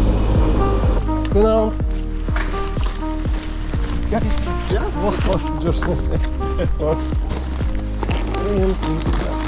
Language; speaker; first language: Dutch; non-native, learner; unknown